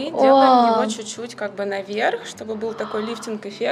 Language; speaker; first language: Russian; native; Russian